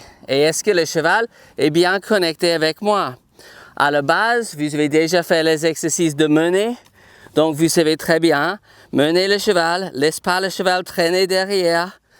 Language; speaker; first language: French; non-native, fluent; English